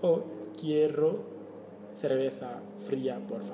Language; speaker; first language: Spanish; non-native, learner; Swahili